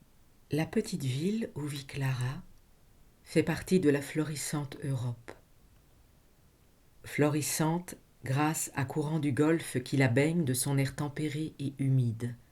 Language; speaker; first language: French; native; French